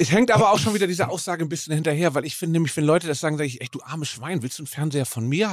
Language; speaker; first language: German; native; German